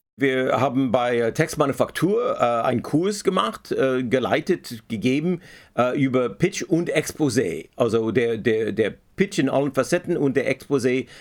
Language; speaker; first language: German; non-native, fluent; English